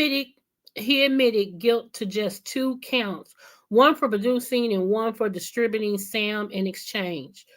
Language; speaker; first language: English; native; English